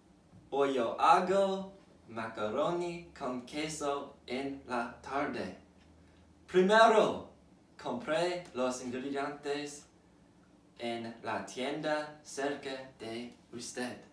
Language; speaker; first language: Spanish; non-native, learner; English